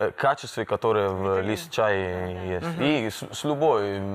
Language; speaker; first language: Russian; non-native, learner; Italian